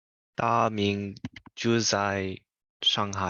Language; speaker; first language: Chinese; non-native, learner; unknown